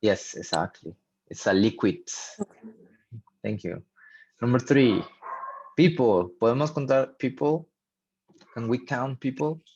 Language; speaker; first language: English; non-native, fluent; Spanish